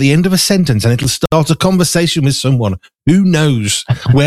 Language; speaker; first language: English; native; English